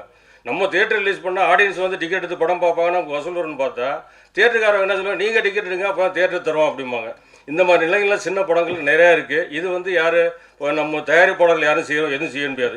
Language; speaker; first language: Tamil; native; Tamil